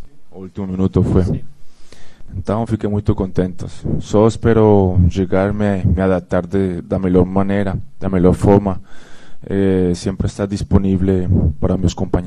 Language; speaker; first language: Portuguese; non-native, fluent; Spanish